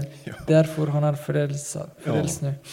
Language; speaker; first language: Swedish; non-native, fluent; Persian